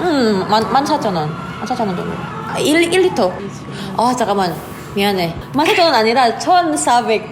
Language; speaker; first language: Korean; non-native, fluent; Indonesian